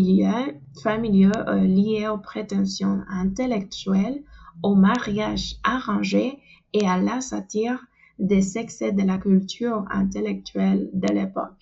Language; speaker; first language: French; non-native, fluent; Spanish